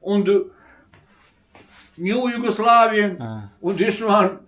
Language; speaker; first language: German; non-native, learner; Bosnian